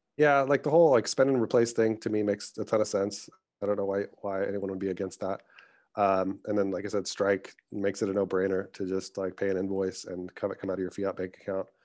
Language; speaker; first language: English; early bilingual, other home language; Arabic